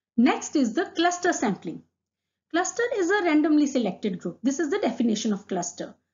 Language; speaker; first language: English; non-native, local second language; Hindi